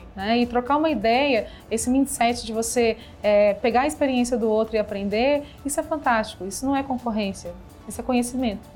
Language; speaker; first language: Portuguese; native; Portuguese